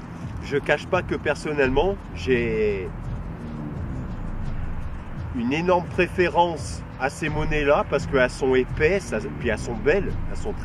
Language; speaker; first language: French; native; French